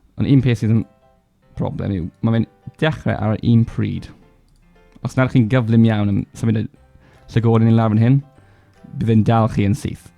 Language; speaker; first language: Welsh; non-native, local second language; English